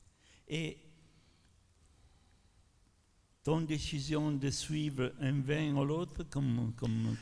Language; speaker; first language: French; non-native, fluent; Italian